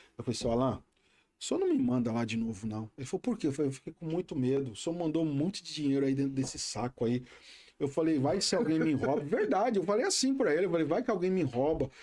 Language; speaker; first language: Portuguese; native; Portuguese